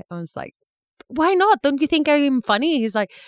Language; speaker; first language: English; non-native, fluent; Swedish